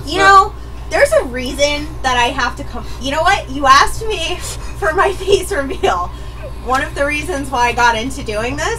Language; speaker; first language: English; native; English